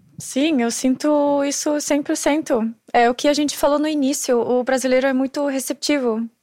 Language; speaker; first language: Portuguese; non-native, fluent; German